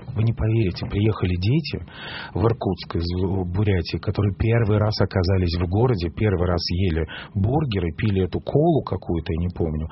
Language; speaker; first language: Russian; native; Russian